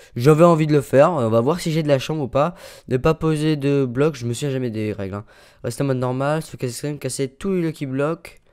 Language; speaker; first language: French; native; French